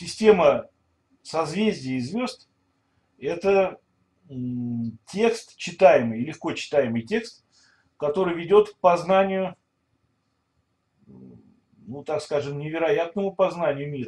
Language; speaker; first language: Russian; native; Russian